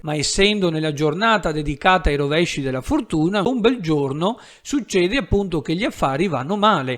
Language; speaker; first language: Italian; native; Italian